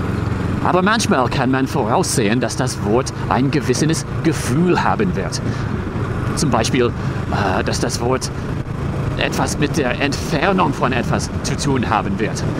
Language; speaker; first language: German; non-native, fluent; English